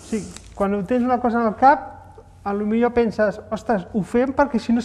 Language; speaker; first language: Catalan; native; Catalan